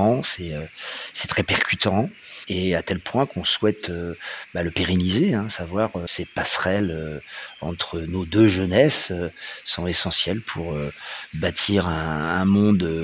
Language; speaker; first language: French; native; French